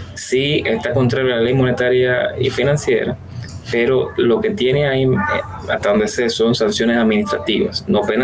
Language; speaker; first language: Spanish; native; Spanish